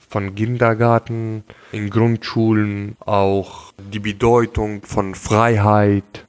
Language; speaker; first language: German; non-native, local second language; Arabic